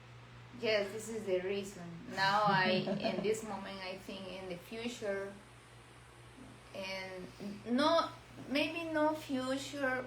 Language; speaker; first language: English; non-native, learner; Spanish